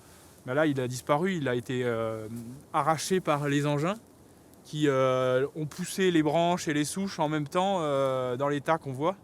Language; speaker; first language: French; native; French